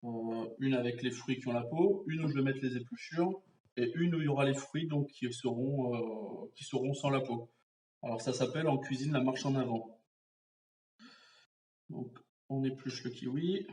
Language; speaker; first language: French; native; French